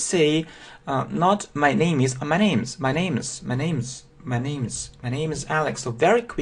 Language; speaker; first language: English; non-native, fluent; Russian